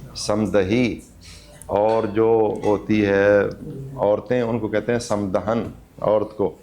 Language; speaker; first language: Urdu; non-native, local second language; Punjabi